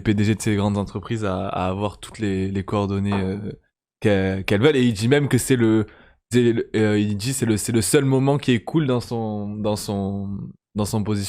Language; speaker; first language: French; native; French